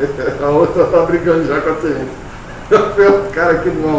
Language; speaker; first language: Portuguese; native; Portuguese